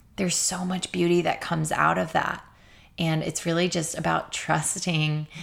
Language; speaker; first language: English; native; English